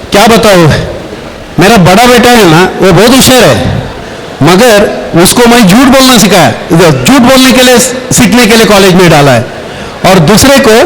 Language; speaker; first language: Hindi; non-native, local second language; Marathi